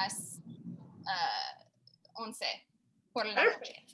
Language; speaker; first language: Spanish; non-native, learner; English